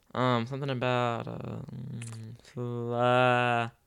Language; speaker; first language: English; native; English